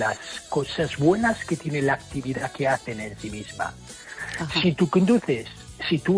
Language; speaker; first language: Spanish; non-native, fluent; English